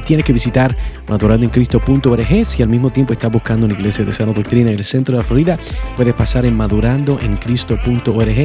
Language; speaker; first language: Spanish; native; Spanish